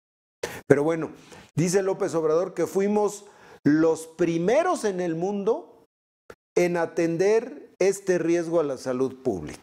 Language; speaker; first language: Spanish; native; Spanish